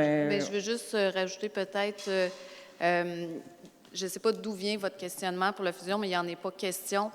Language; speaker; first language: French; native; French